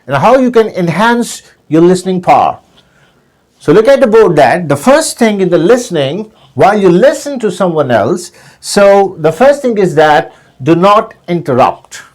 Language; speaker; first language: English; non-native, local second language; Urdu